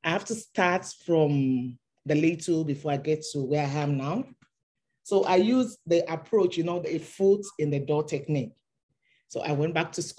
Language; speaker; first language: English; non-native, local second language; Yoruba